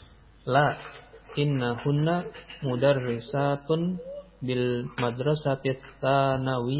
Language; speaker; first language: Arabic; non-native, learner; Indonesian